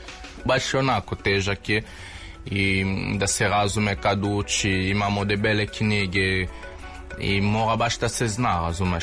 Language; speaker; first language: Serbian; non-native, fluent; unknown